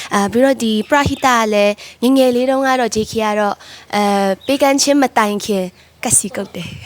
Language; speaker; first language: Burmese; native; Burmese